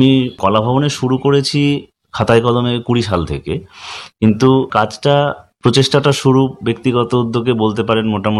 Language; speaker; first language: Bangla; native; Bangla